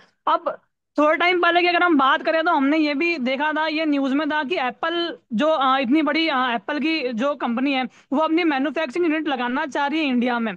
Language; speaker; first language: Hindi; native; Hindi